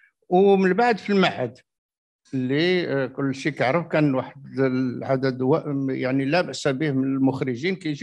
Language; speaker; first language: Arabic; native; Arabic